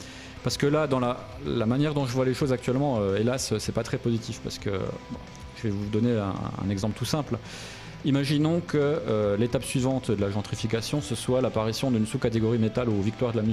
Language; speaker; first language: French; native; French